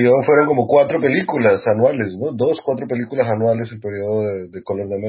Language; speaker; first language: Spanish; native; Spanish